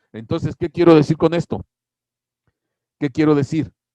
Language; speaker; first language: Spanish; native; Spanish